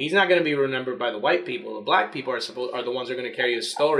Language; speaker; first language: English; non-native, local second language; Spanish